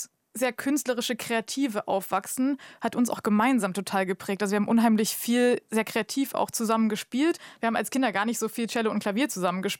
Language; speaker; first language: German; native; German